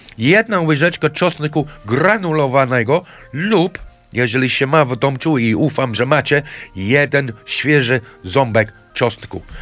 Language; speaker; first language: Polish; non-native, fluent; English